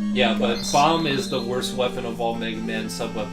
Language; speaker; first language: English; native; English